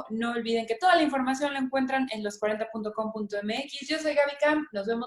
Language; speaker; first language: Spanish; native; Spanish